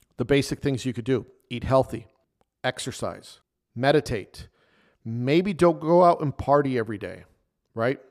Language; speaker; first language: English; native; English